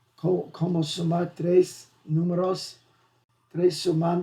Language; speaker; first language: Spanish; non-native, fluent; English